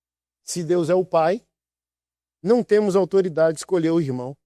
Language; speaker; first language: Portuguese; native; Portuguese